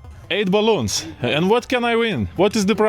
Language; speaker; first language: English; non-native, learner; Lithuanian